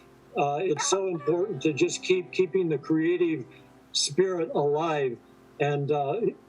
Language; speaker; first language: English; native; English